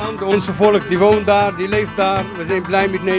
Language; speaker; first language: Dutch; early bilingual, other home language; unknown